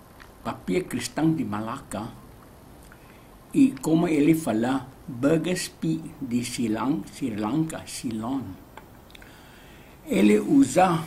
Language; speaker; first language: Portuguese; non-native, learner; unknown